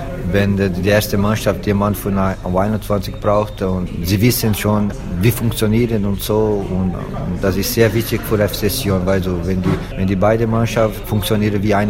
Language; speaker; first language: German; non-native, learner; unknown